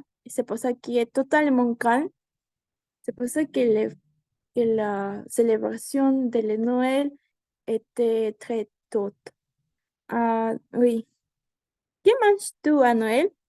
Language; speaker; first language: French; non-native, learner; Spanish